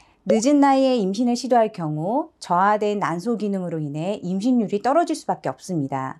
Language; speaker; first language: Korean; native; Korean